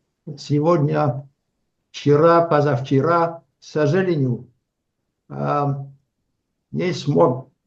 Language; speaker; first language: Russian; non-native, fluent; French